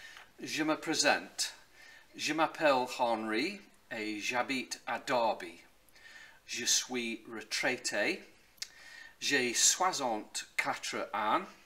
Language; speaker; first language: French; non-native, learner; English